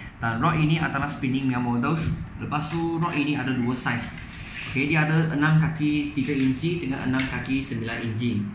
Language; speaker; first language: Malay; non-native, local second language; Chinese